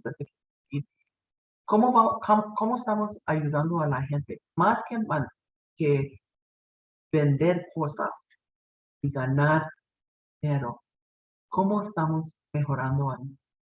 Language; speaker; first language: Spanish; non-native, fluent; English